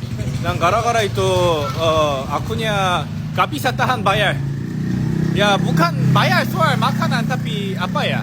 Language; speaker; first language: Indonesian; non-native, fluent; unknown